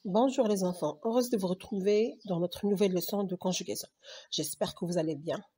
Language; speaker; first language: French; non-native, local second language; Arabic